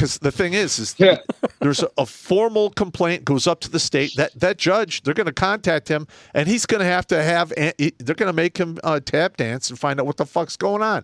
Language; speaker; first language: English; native; English